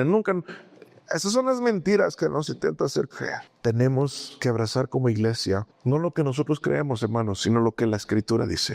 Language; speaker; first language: Spanish; native; Spanish